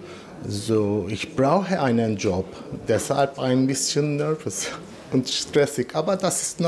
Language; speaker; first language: German; non-native, learner; Turkish